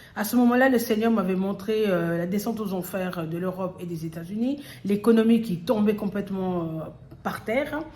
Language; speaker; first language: French; early bilingual, other home language; Lingala